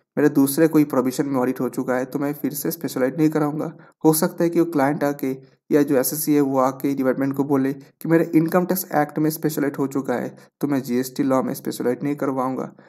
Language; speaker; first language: Hindi; non-native, local second language; Bangla